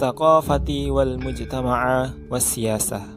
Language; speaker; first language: Arabic; non-native, learner; Indonesian